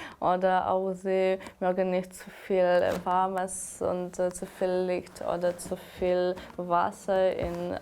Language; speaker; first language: German; non-native, learner; Ukrainian